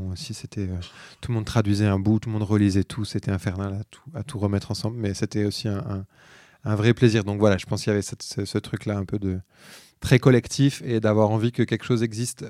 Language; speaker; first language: French; native; French